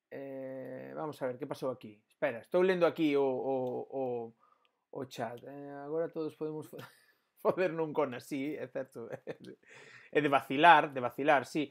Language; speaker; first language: Galician; non-native, local second language; Spanish